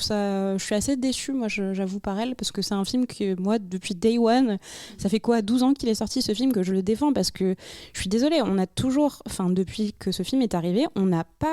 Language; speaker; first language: French; native; French